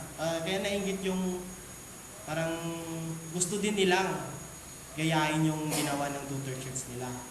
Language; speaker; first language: Filipino; non-native, local second language; Cebuano